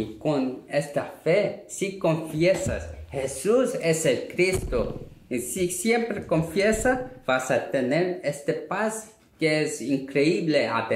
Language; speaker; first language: Spanish; non-native, learner; Korean